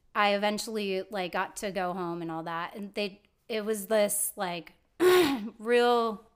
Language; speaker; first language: English; native; English